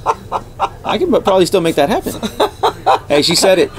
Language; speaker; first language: English; native; English